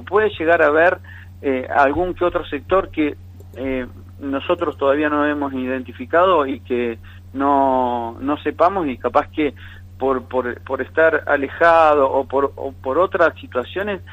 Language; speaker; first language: Spanish; native; Spanish